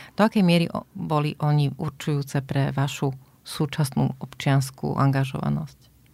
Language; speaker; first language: Slovak; native; Slovak